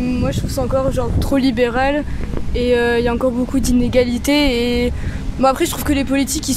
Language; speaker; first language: French; native; French